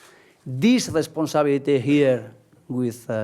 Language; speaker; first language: English; non-native, learner; Spanish